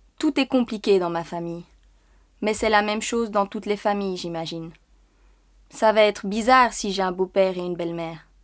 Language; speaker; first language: French; native; French